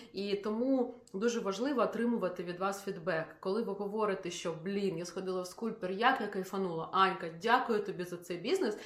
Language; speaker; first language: Ukrainian; non-native, local second language; Russian